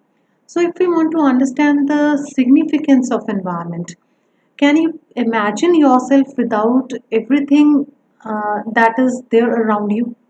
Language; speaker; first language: English; non-native, local second language; Punjabi